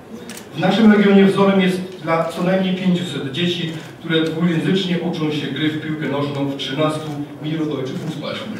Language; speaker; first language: Polish; native; Polish